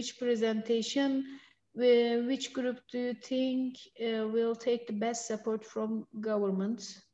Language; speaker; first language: English; non-native, learner; Turkish